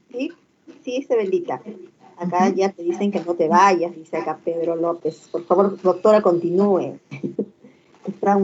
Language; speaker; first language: Spanish; native; Spanish